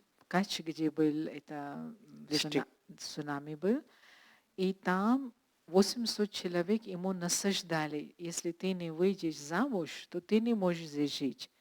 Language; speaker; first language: Russian; non-native, learner; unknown